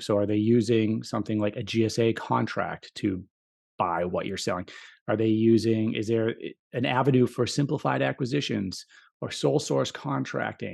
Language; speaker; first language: English; native; English